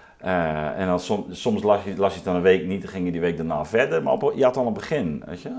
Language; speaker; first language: Dutch; native; Dutch